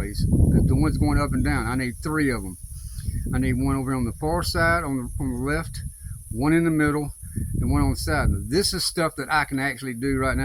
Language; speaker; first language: English; native; English